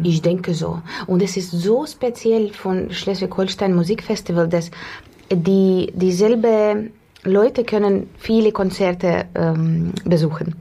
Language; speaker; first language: German; non-native, learner; Estonian